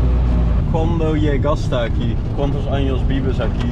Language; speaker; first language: Spanish; non-native, learner; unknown